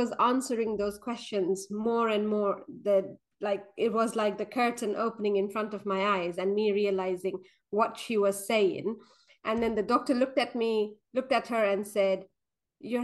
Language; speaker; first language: English; non-native, local second language; Nepali